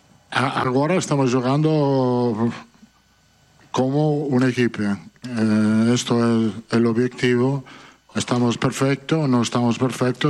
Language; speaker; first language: Portuguese; non-native, fluent; Italian